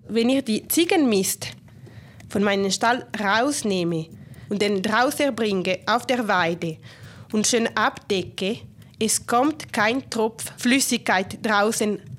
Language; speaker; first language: German; non-native, local second language; Italian